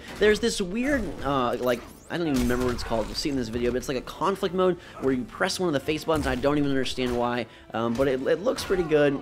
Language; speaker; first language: English; native; English